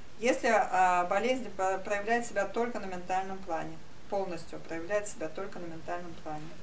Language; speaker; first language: Russian; native; Russian